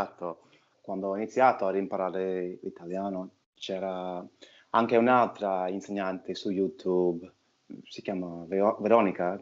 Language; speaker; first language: Italian; non-native, fluent; English